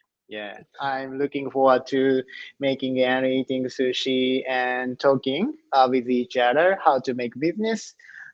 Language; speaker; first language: English; non-native, learner; Japanese